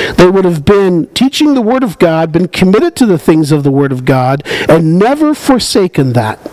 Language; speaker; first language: English; native; English